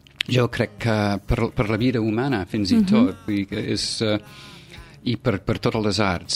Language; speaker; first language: Catalan; non-native, fluent; English